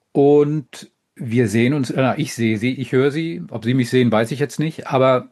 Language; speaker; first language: German; native; German